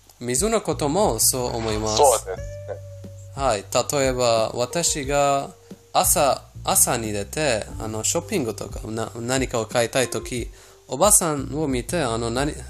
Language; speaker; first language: Japanese; non-native, fluent; Persian